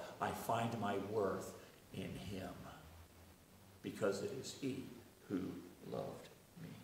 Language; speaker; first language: English; native; English